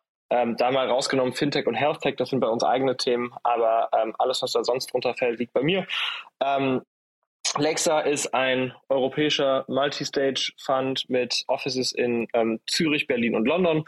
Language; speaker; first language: German; native; German